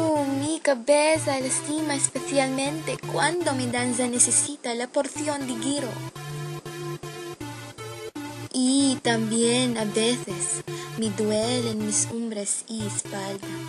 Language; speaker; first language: Spanish; non-native, learner; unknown